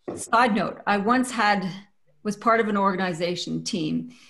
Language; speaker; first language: English; native; English